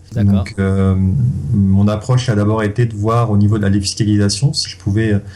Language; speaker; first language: French; native; French